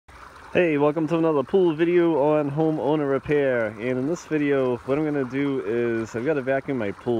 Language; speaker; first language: English; native; English